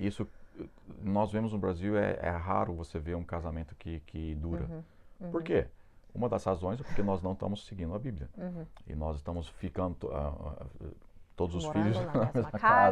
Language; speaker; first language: Portuguese; non-native, fluent; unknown